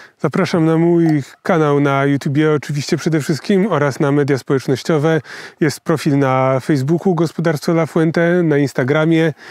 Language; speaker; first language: Polish; native; Polish